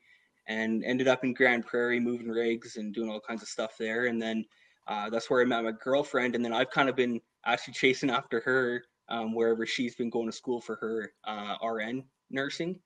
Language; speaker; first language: English; native; English